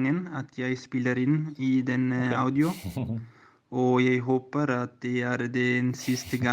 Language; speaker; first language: Norwegian; non-native, learner; German